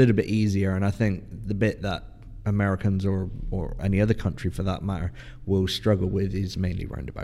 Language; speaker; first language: English; native; English